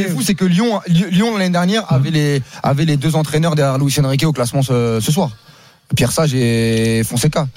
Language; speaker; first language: French; native; French